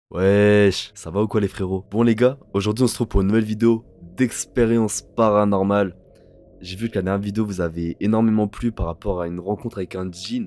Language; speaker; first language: French; native; French